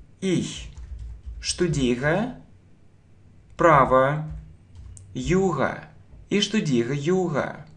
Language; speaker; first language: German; non-native, fluent; Russian